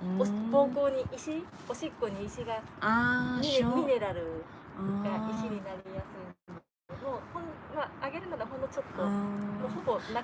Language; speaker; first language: Japanese; native; Japanese